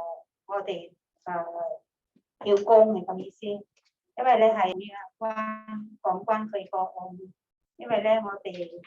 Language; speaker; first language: Cantonese; non-native, learner; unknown